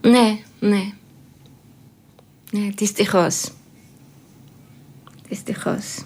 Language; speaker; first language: Greek; non-native, fluent; Georgian